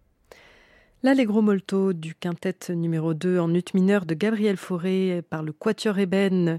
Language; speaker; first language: French; native; French